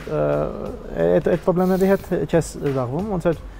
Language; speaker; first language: Armenian; early bilingual, heritage; Armenian